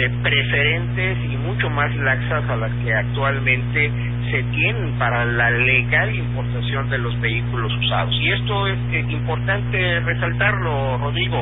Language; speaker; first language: Spanish; native; Spanish